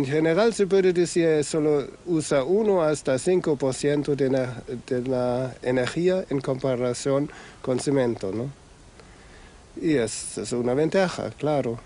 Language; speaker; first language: Spanish; non-native, fluent; German